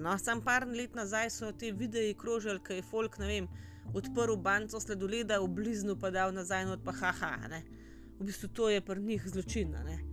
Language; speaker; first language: Slovenian; native; Slovenian